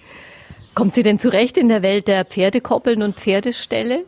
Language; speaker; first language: German; native; German